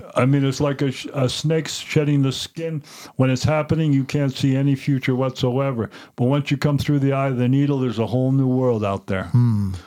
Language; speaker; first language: English; native; English